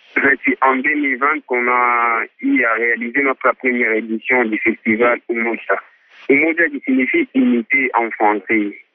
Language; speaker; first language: French; non-native, local second language; Swahili